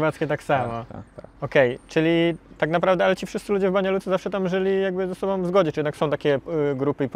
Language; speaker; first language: Polish; native; Polish